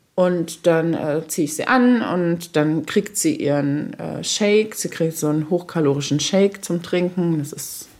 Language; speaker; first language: German; native; German